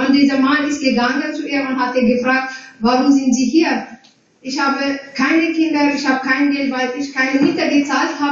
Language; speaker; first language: German; non-native, fluent; Tigrinya